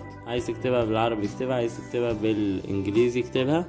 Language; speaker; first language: Arabic; native; Arabic